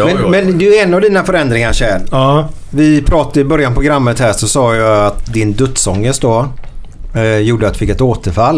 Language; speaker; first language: Swedish; native; Swedish